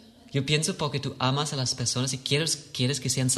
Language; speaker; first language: Spanish; non-native, fluent; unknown